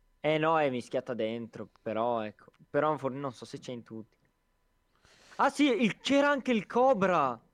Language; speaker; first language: Italian; native; Italian